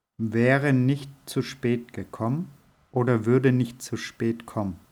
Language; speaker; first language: German; native; German